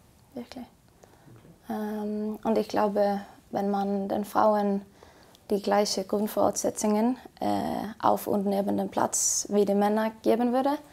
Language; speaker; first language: German; non-native, fluent; Icelandic